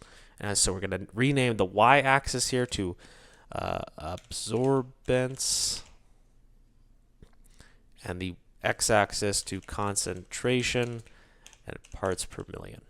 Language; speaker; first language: English; native; English